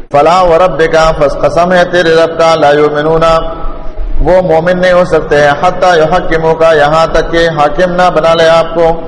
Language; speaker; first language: Urdu; non-native, local second language; Pashto